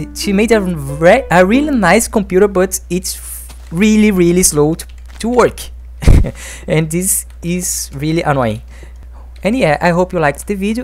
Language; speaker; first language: English; non-native, fluent; Portuguese